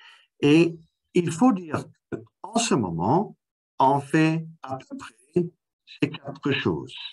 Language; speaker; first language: French; non-native, fluent; English